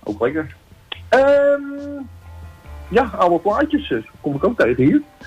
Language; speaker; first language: Dutch; native; Dutch